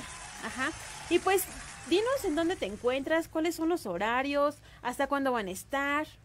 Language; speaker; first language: Spanish; native; Spanish